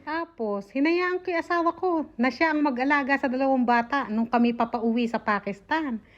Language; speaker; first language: Filipino; native; Filipino